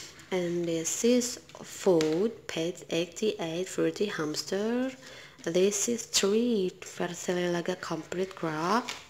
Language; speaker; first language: English; non-native, learner; Indonesian